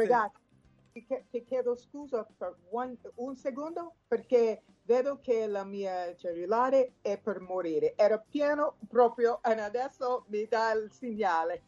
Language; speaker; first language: Italian; non-native, fluent; English